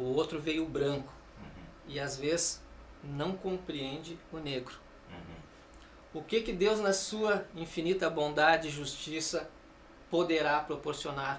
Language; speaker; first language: Portuguese; native; Portuguese